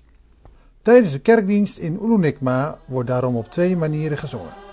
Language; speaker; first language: Dutch; native; Dutch